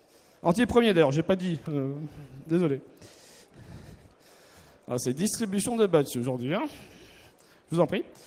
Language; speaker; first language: French; native; French